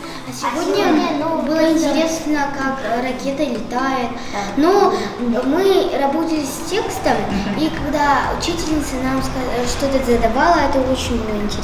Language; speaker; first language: Russian; non-native, local second language; Kazakh